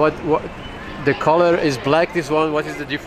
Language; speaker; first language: English; non-native, fluent; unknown